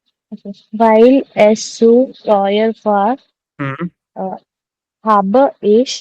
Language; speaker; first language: German; non-native, learner; Hindi